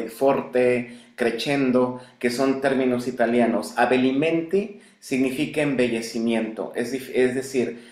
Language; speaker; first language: Spanish; native; Spanish